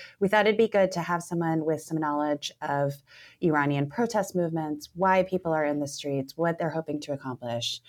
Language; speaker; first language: English; native; English